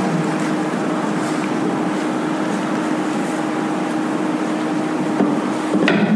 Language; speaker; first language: English; native; English